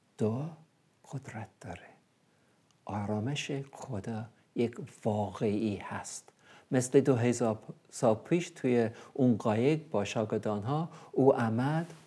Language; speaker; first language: Persian; non-native, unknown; English